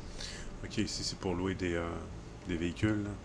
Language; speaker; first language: French; native; French